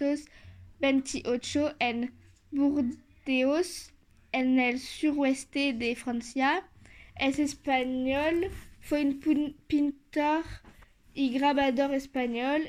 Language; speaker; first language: Spanish; non-native, learner; French